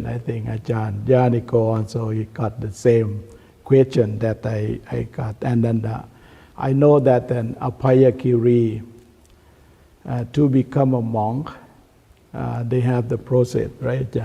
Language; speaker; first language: English; non-native, learner; Thai